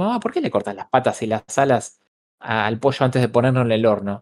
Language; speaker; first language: Spanish; native; Spanish